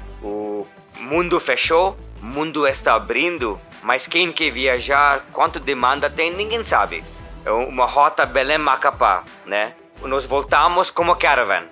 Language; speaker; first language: Portuguese; non-native, learner; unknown